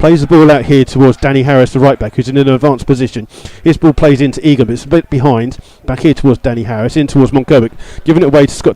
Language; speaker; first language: English; native; English